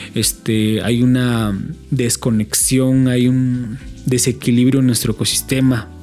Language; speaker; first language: Spanish; native; Spanish